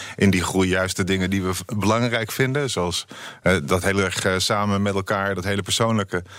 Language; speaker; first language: Dutch; native; Dutch